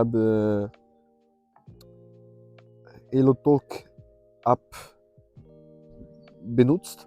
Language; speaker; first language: German; non-native, learner; French